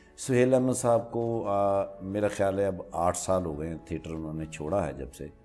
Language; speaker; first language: Urdu; non-native, local second language; Punjabi